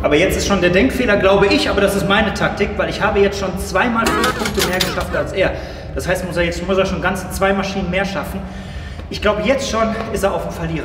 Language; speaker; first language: German; native; German